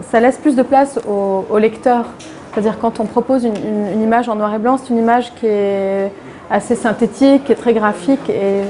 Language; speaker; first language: French; non-native, local second language; Arabic